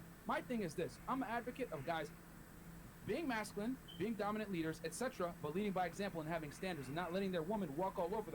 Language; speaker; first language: English; native; English